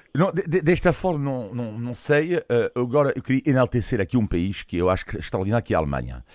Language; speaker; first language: Portuguese; non-native, fluent; French